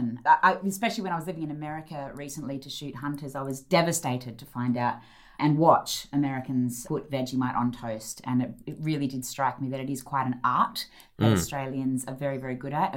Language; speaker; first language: English; native; English